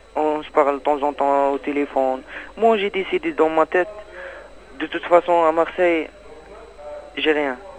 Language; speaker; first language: French; non-native, learner; Arabic